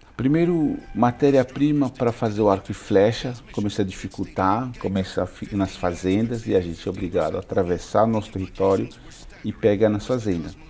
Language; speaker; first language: Portuguese; non-native, local second language; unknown